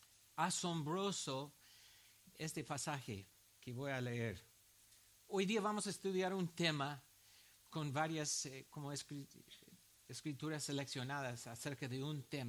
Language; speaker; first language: Spanish; non-native, fluent; English